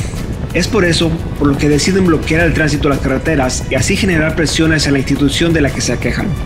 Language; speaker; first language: Spanish; native; Spanish